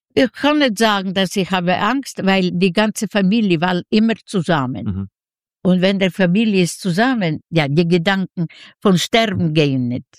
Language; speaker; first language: German; non-native, learner; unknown